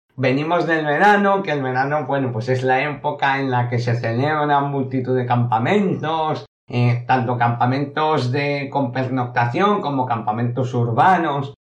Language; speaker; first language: Spanish; native; Spanish